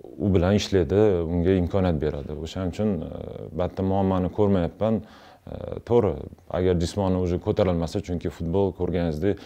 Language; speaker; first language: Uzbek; non-native, local second language; Russian